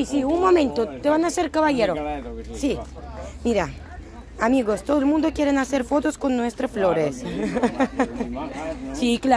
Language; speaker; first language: Spanish; non-native, fluent; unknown